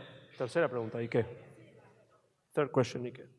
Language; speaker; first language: Spanish; native; Spanish